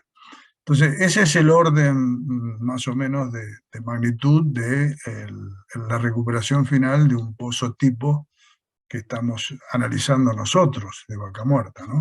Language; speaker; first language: Spanish; native; Spanish